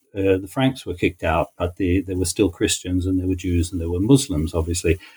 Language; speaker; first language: English; native; English